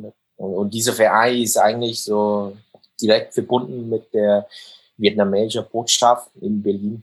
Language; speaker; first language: German; non-native, fluent; Vietnamese